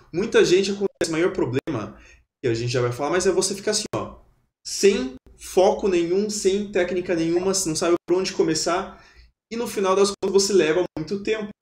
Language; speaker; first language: Portuguese; native; Portuguese